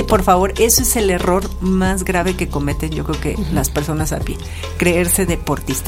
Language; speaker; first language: Spanish; native; Spanish